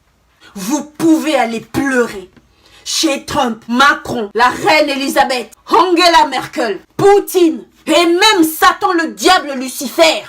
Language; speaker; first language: French; non-native, local second language; Kongo